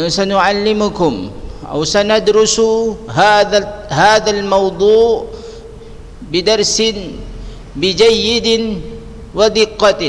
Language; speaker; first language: Arabic; non-native, fluent; Indonesian